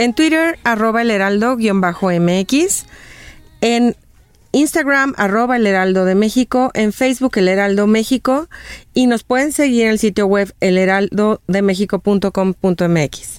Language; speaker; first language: Spanish; native; Spanish